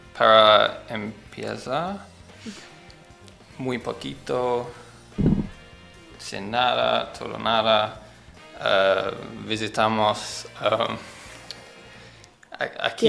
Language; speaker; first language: Spanish; non-native, learner; English